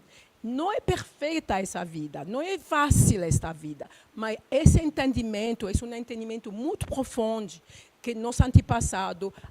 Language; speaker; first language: Portuguese; non-native, learner; Luba-Lulua